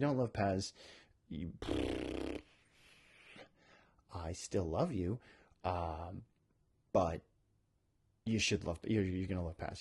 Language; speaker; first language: English; native; English